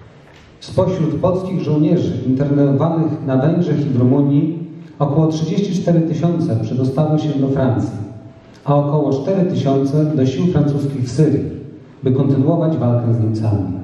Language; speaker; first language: Polish; native; Polish